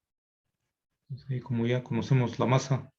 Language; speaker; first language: Spanish; native; Spanish